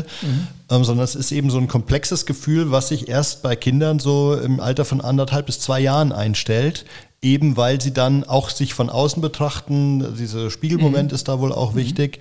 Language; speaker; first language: German; native; German